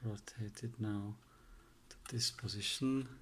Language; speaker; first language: English; non-native, fluent; Czech